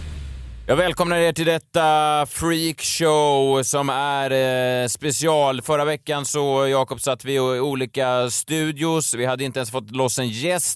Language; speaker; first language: Swedish; native; Swedish